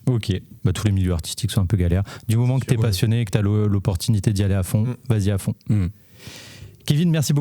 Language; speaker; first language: French; native; French